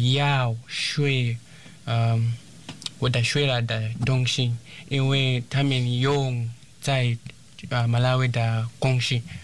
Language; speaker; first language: Chinese; non-native, learner; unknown